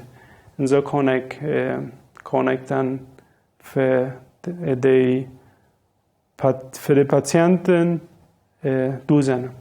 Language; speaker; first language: German; non-native, local second language; Low German